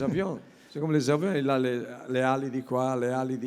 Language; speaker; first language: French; non-native, learner; Italian